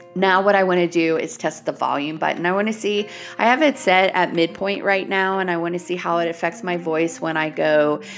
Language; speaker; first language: English; native; English